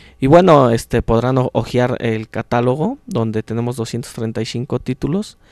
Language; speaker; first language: Spanish; native; Spanish